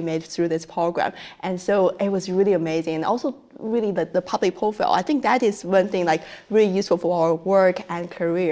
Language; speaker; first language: English; non-native, fluent; Chinese